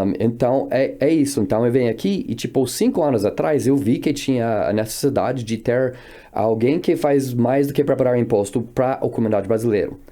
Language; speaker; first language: Portuguese; non-native, fluent; English